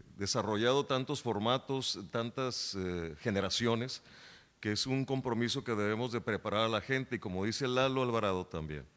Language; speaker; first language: Spanish; native; Spanish